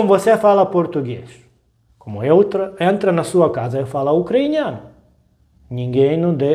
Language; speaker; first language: Portuguese; non-native, learner; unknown